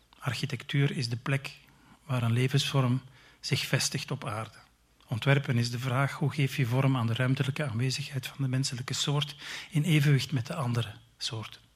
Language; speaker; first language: Dutch; native; Dutch